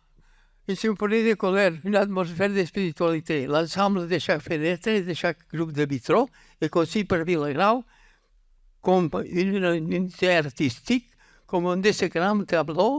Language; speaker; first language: French; non-native, learner; Catalan